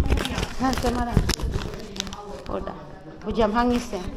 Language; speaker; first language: Turkish; non-native, learner; Filipino